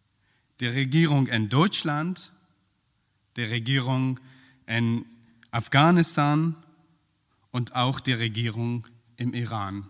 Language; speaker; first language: German; non-native, fluent; Persian